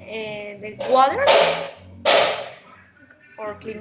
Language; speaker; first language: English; non-native, learner; Spanish